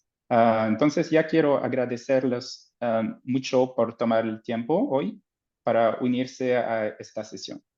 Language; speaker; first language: Spanish; non-native, fluent; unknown